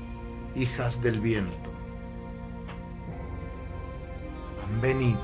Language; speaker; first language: Spanish; native; Spanish